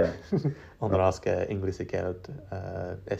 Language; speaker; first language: Estonian; non-native, learner; English